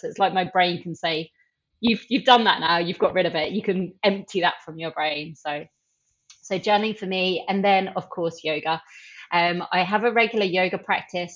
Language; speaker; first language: English; native; English